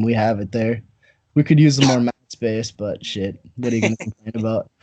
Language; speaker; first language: English; native; English